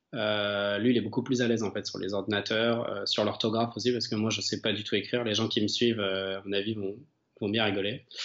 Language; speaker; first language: French; native; French